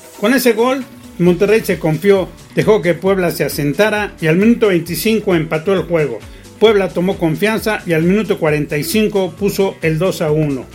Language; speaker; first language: Spanish; native; Spanish